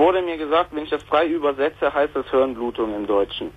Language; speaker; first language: German; native; German